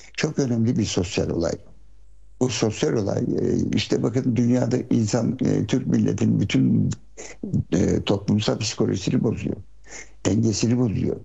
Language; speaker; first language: Turkish; early bilingual, heritage; Turkish